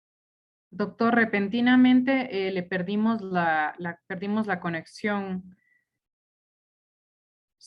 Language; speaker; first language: Spanish; native; Spanish